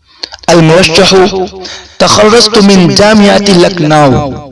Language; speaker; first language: Arabic; non-native, fluent; Urdu